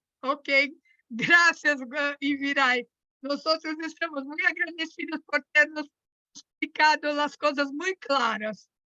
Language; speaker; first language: Spanish; non-native, fluent; Portuguese